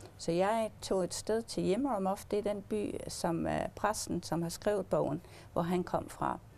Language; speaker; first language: Danish; early bilingual, heritage; English